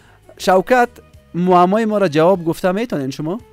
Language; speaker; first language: Persian; native; Persian